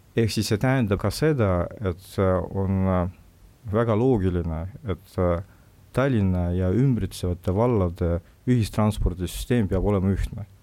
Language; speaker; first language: Estonian; non-native, local second language; Russian